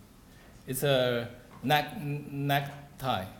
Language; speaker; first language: English; non-native, learner; Chinese